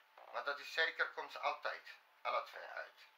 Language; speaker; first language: Dutch; non-native, fluent; Arabic